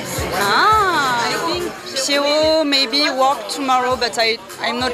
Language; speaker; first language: English; non-native, learner; French